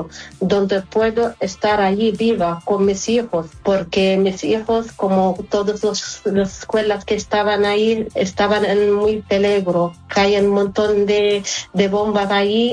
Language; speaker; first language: Spanish; non-native, fluent; Arabic